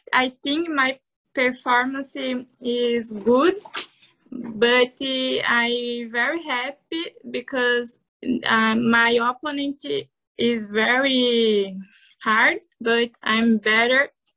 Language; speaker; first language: English; non-native, learner; Portuguese